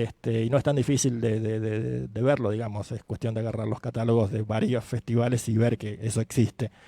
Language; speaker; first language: Spanish; native; Spanish